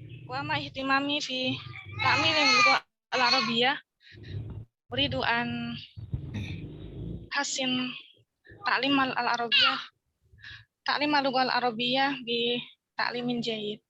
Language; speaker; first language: Arabic; non-native, learner; Indonesian